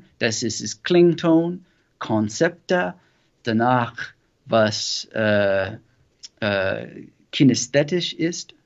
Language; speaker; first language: German; non-native, learner; English